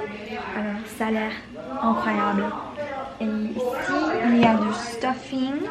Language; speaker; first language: French; non-native, learner; English